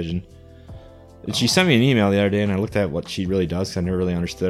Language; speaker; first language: English; native; English